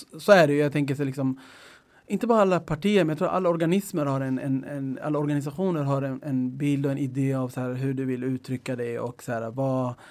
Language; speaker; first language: Swedish; early bilingual, other home language; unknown